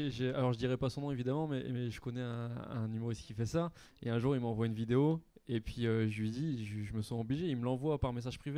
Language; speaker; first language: French; native; French